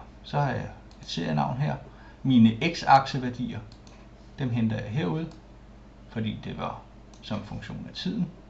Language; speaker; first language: Danish; native; Danish